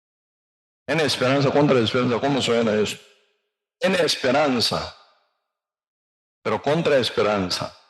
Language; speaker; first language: Spanish; non-native, learner; Korean